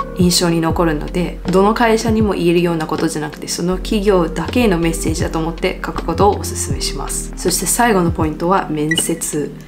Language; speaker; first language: Japanese; native; Japanese